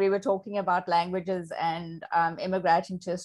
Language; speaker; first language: English; native; English